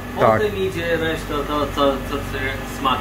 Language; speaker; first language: Polish; non-native, learner; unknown